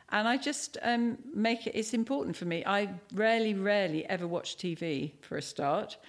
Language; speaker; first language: English; native; English